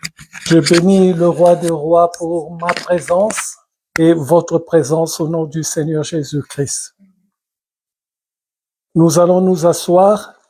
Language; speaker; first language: French; non-native, local second language; Lingala